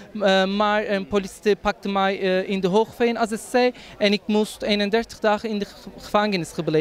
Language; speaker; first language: Dutch; non-native, learner; Turkish